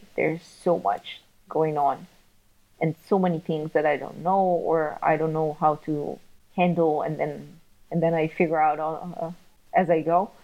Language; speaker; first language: English; non-native, fluent; Italian